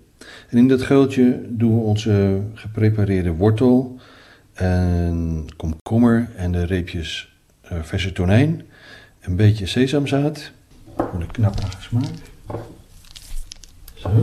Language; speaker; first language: Dutch; native; Dutch